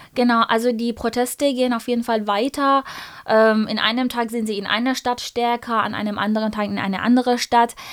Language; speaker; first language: German; non-native, fluent; Persian